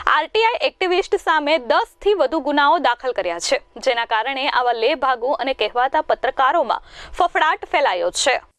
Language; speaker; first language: Gujarati; native; Gujarati